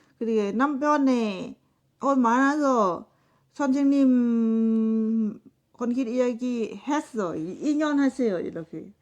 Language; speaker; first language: Korean; non-native, learner; Lao